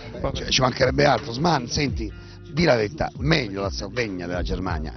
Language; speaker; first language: Italian; native; Italian